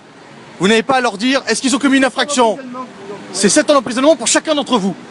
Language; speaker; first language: French; native; French